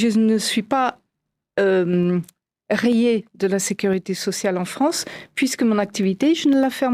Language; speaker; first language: French; non-native, fluent; English